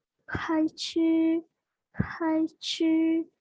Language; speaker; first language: Chinese; non-native, learner; Indonesian